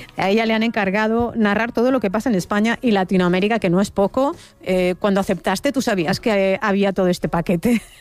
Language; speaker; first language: Spanish; native; Spanish